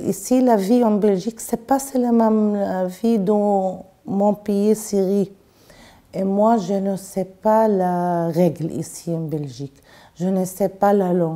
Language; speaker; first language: French; non-native, learner; Arabic